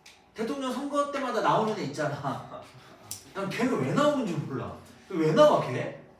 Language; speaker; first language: Korean; native; Korean